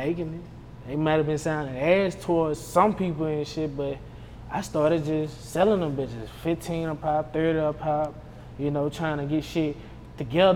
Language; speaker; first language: English; native; English